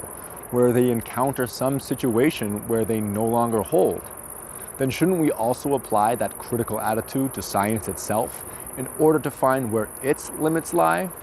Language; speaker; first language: English; native; English